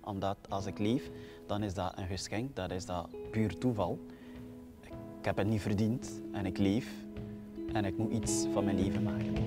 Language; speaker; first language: Dutch; non-native, fluent; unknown